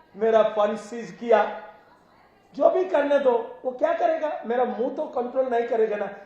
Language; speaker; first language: Hindi; non-native, local second language; Telugu